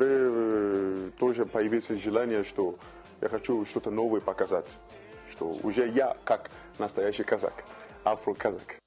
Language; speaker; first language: Russian; non-native, learner; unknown